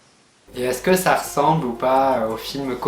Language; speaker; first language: French; native; French